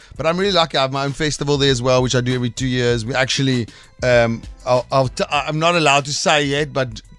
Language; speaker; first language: English; non-native, local second language; Afrikaans